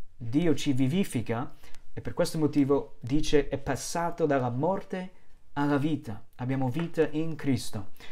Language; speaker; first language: Italian; non-native, fluent; English